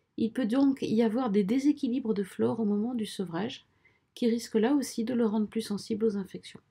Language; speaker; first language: French; native; French